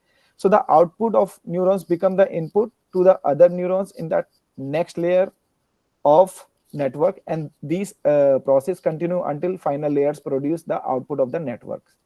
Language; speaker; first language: English; non-native, learner; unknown